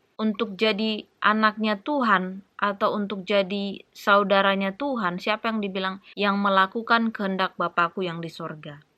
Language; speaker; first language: Indonesian; native; Indonesian